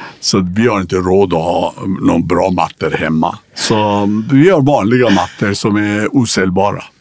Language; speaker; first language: Swedish; non-native, fluent; Persian